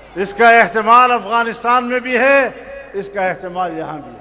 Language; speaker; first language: Urdu; non-native, local second language; Pashto